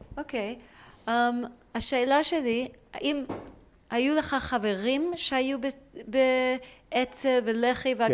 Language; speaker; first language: Hebrew; native; Hebrew